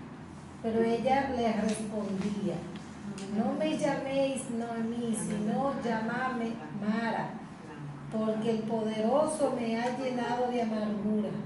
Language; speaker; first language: Spanish; native; Spanish